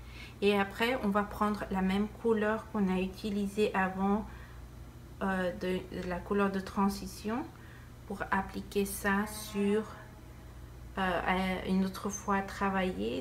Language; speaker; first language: French; non-native, fluent; Spanish